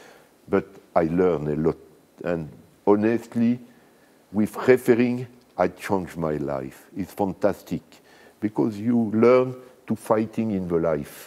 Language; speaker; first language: English; non-native, learner; French